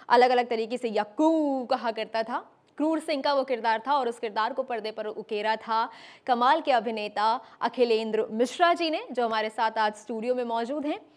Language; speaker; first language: Hindi; native; Hindi